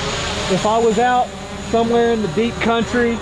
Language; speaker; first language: English; native; English